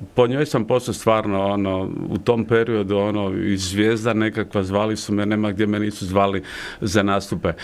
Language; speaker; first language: Croatian; native; Croatian